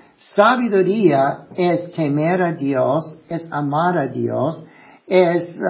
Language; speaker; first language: Spanish; non-native, fluent; English